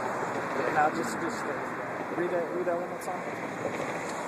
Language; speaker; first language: English; native; English